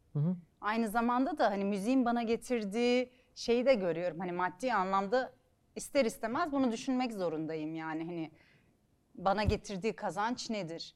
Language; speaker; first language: Turkish; native; Turkish